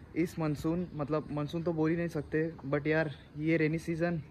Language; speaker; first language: Hindi; non-native, local second language; Marathi